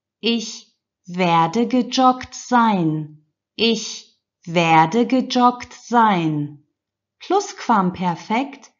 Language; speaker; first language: German; non-native, fluent; Turkish